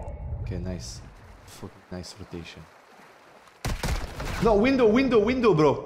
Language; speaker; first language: English; non-native, learner; French